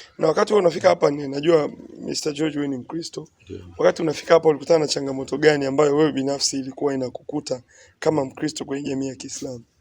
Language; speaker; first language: Swahili; native; Swahili